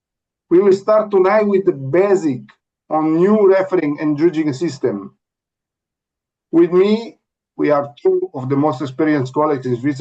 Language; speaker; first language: English; non-native, learner; Italian